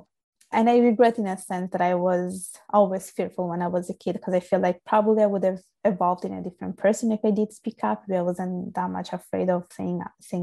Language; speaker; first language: English; non-native, fluent; Italian